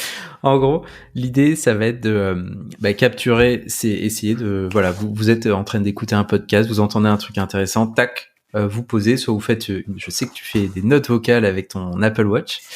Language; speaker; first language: French; native; French